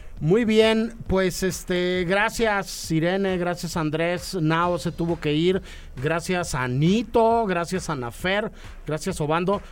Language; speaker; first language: Spanish; native; Spanish